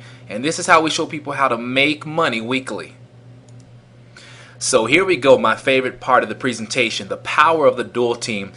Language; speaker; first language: English; native; English